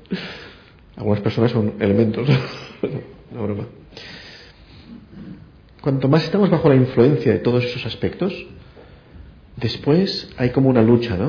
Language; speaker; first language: Spanish; native; Spanish